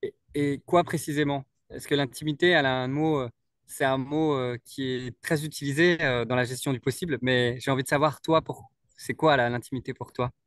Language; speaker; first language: French; native; French